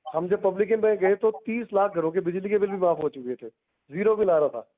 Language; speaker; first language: Hindi; non-native, local second language; Punjabi